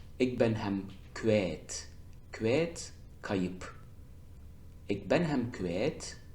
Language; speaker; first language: Dutch; non-native, fluent; Turkish